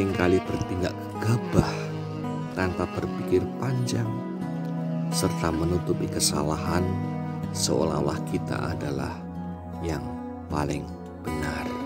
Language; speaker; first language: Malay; non-native, local second language; Javanese